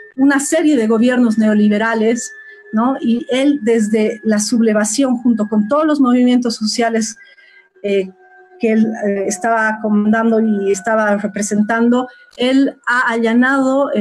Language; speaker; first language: Spanish; native; Spanish